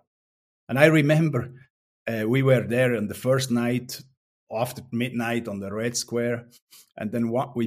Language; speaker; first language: English; non-native, fluent; Swiss German